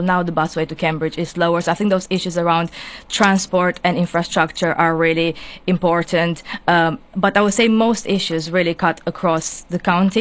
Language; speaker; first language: English; non-native, fluent; Romanian